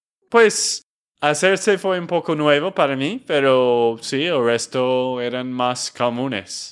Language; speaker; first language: Spanish; non-native, fluent; English